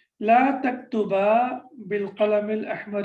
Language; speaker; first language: Arabic; non-native, fluent; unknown